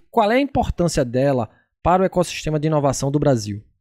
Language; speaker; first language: Portuguese; native; Portuguese